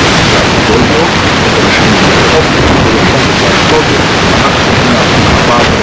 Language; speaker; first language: Hebrew; non-native, fluent; Polish